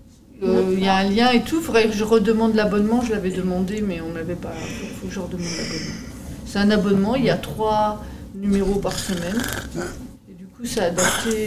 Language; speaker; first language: French; native; French